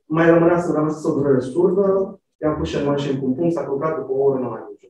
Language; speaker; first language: Romanian; native; Romanian